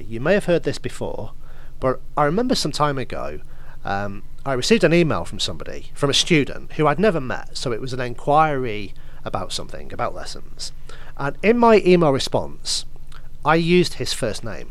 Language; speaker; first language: English; native; English